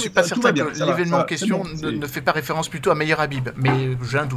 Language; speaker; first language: French; native; French